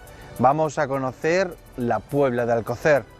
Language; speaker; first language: Spanish; native; Spanish